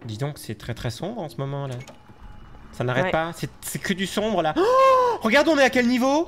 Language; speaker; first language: French; native; French